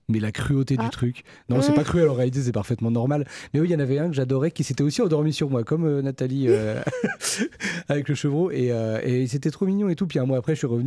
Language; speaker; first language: French; native; French